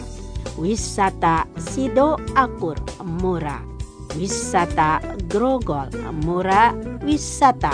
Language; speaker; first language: Japanese; non-native, fluent; Indonesian